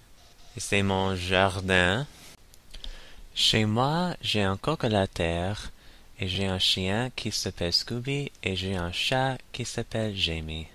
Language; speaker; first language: French; non-native, learner; English